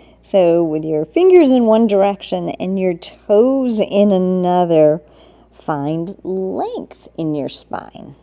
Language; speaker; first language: English; native; English